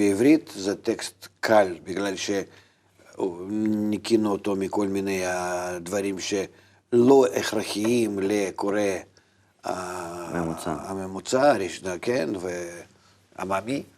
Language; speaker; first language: Hebrew; non-native, fluent; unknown